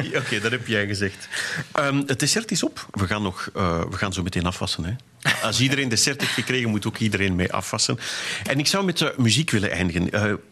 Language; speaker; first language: Dutch; native; Dutch